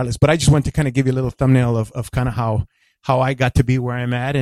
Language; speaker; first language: English; early bilingual, other home language; Spanish